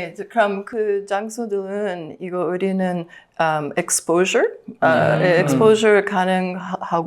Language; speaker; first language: Korean; non-native, learner; English